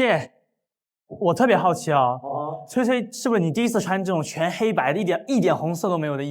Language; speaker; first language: Chinese; native; Chinese